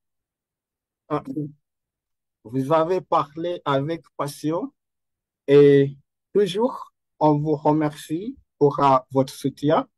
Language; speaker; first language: French; non-native, fluent; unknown